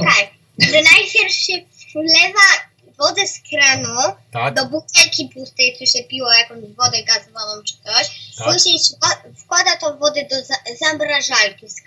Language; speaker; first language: Polish; early bilingual, heritage; Polish